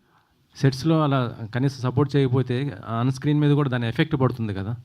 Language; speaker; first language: Telugu; native; Telugu